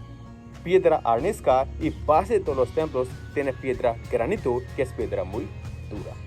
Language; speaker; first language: Spanish; non-native, learner; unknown